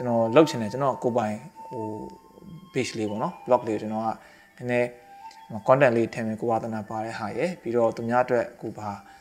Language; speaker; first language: Burmese; non-native, local second language; Shan